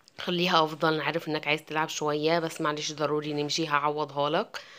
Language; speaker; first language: Arabic; native; Arabic